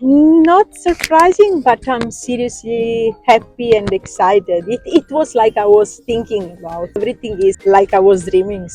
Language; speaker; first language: English; non-native, fluent; Italian